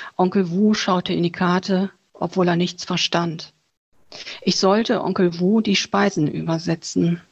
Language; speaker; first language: German; early bilingual, other home language; Chinese